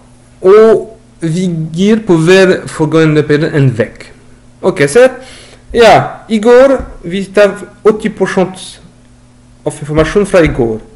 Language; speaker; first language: Norwegian; non-native, fluent; French